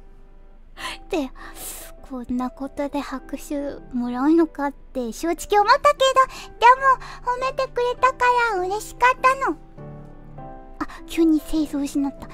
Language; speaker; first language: Japanese; non-native, fluent; Korean